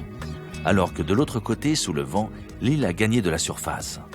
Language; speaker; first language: French; native; French